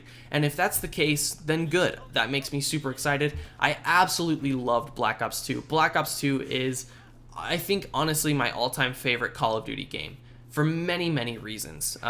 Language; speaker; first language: English; native; English